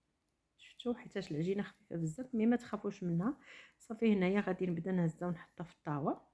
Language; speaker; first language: Arabic; native; Arabic